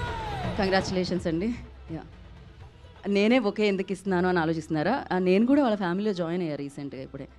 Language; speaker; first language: Telugu; native; Telugu